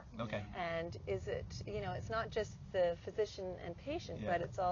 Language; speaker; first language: English; native; English